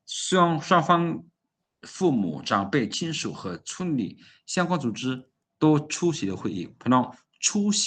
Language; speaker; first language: Chinese; non-native, fluent; Lao